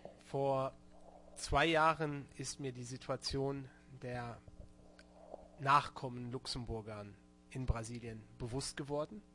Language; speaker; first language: German; non-native, local second language; Luxembourgish